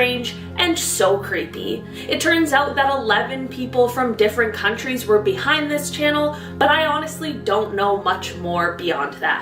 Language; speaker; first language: English; native; English